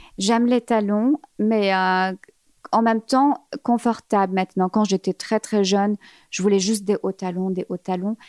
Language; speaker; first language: French; early bilingual, other home language; Arabic